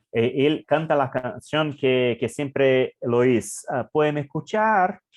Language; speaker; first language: Spanish; non-native, learner; English